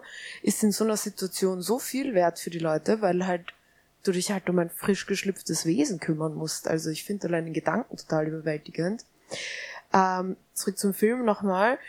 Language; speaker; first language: German; native; German